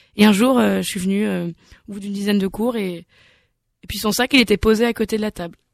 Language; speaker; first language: French; native; French